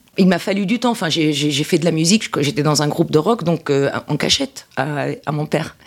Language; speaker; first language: French; non-native, local second language; Arabic